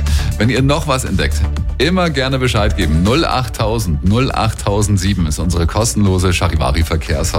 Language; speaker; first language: German; native; German